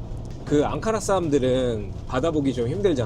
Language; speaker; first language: Korean; native; Korean